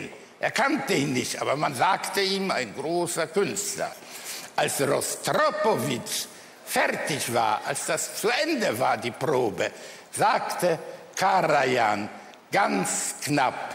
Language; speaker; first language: German; early bilingual, other home language; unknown